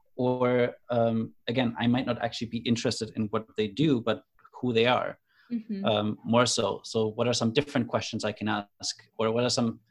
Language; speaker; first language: English; non-native, fluent; German